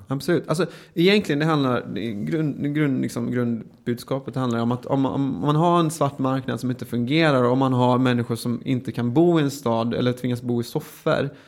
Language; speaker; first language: Swedish; native; Swedish